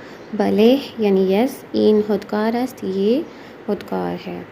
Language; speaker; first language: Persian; non-native, fluent; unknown